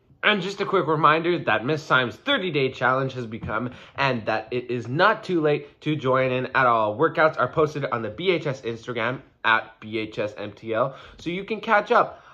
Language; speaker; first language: English; native; English